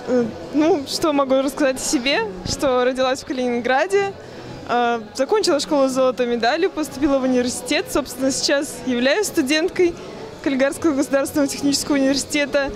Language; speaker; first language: Russian; native; Russian